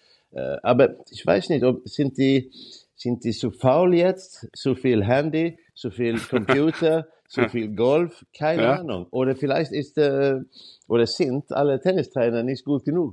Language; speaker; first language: German; non-native, learner; Swedish